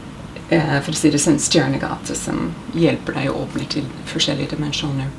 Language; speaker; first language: Norwegian; non-native, fluent; English